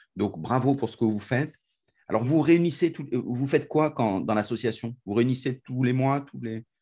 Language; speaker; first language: French; native; French